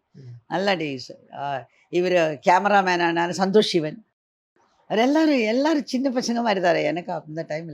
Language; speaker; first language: Tamil; non-native, learner; Malayalam